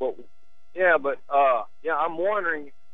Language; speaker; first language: English; native; English